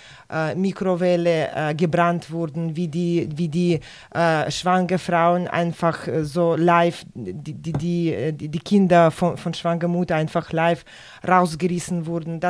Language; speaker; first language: German; non-native, fluent; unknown